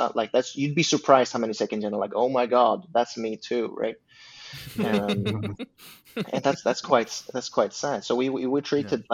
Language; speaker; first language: English; non-native, fluent; Swedish